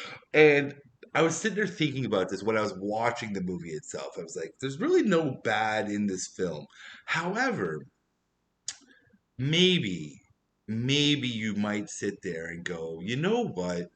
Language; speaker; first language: English; native; English